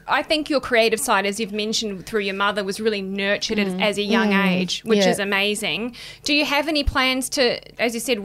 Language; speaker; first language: English; native; English